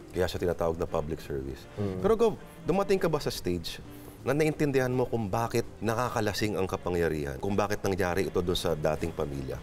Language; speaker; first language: Filipino; native; Filipino